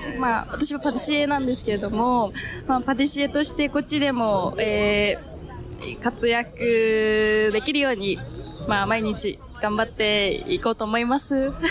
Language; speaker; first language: Japanese; native; Japanese